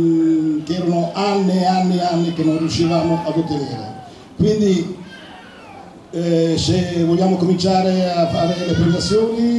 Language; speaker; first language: Italian; native; Italian